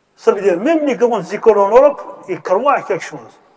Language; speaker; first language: French; non-native, local second language; Arabic